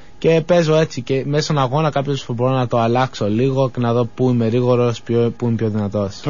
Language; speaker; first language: Greek; early bilingual, heritage; Greek